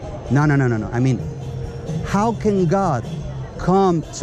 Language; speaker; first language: English; non-native, fluent; Spanish